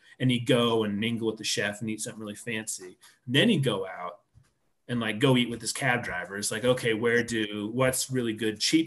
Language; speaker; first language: English; native; English